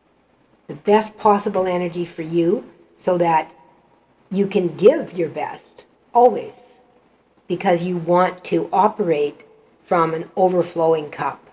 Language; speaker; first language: English; native; English